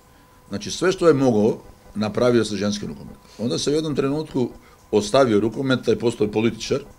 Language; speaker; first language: Croatian; native; Croatian